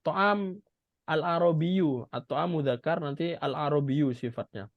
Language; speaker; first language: Arabic; non-native, fluent; Indonesian